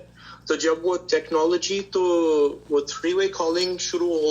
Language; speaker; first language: Hindi; early bilingual, heritage; Hindi